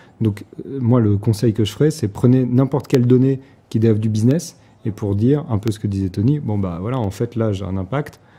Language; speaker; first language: French; native; French